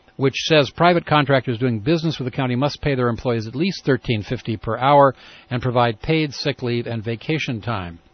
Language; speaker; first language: English; native; English